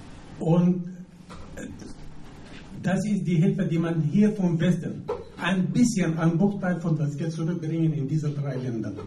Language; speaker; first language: German; non-native, fluent; Arabic